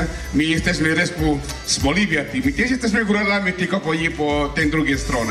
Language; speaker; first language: Polish; non-native, learner; Spanish